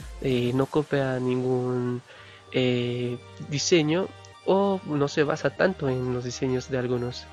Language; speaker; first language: Spanish; native; Spanish